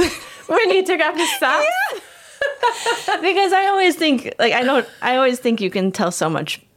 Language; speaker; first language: English; native; English